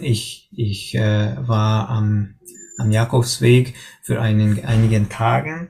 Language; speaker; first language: German; non-native, learner; Hungarian